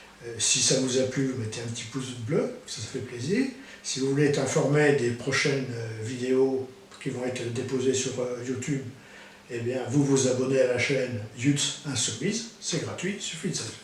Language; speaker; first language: French; native; French